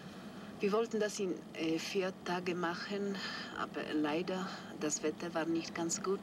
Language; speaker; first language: German; non-native, fluent; Polish